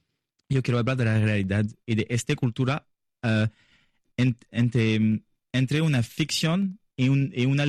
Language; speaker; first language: Spanish; non-native, learner; French